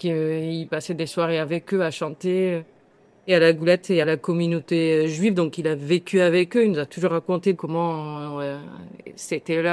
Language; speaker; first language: French; native; French